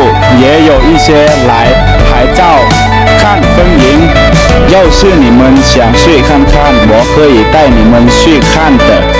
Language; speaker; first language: Chinese; non-native, learner; Lao